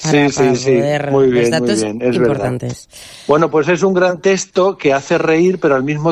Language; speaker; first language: Spanish; native; Spanish